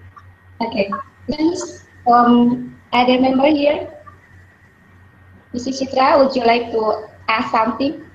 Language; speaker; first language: English; non-native, learner; Indonesian